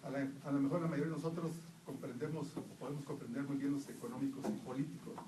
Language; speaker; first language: Spanish; native; Spanish